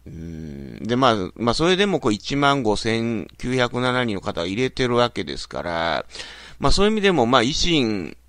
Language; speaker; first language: Japanese; native; Japanese